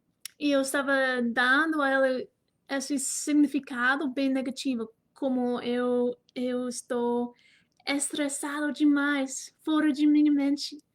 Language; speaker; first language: Portuguese; non-native, fluent; English